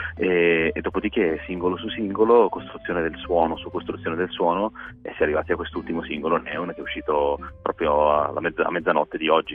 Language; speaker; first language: Italian; native; Italian